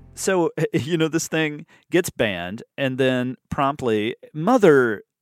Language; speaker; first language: English; native; English